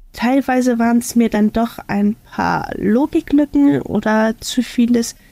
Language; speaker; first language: German; native; German